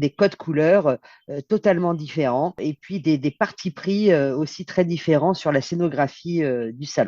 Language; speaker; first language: French; native; French